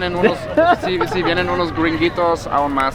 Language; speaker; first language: Spanish; native; Spanish